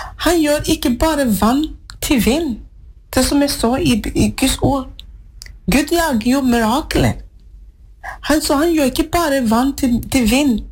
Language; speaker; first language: Norwegian; non-native, fluent; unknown